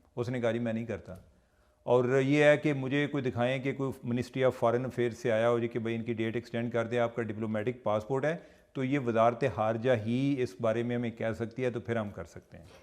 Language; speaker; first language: Urdu; non-native, local second language; Punjabi